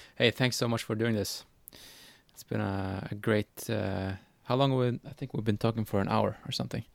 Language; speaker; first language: English; non-native, fluent; Norwegian